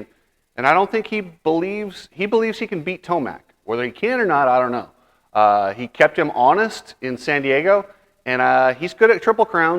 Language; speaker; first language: English; native; English